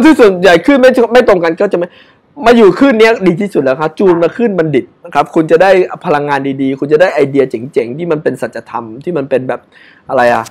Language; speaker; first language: Thai; native; Thai